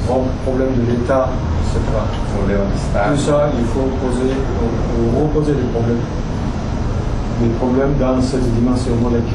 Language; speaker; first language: French; non-native, fluent; Japanese